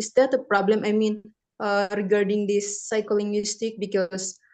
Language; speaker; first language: English; non-native, fluent; Indonesian